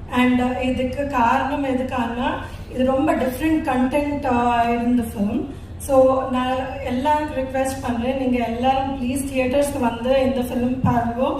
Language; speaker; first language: Tamil; non-native, learner; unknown